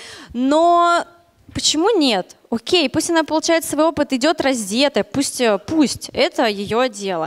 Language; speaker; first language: Russian; native; Russian